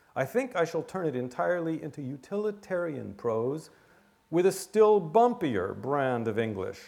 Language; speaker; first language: English; native; English